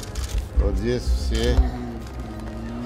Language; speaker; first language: Russian; non-native, fluent; Georgian